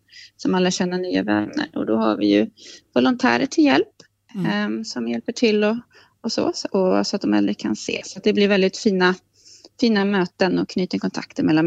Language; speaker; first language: Swedish; native; Swedish